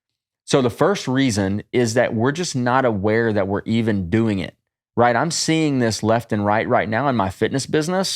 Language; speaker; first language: English; native; English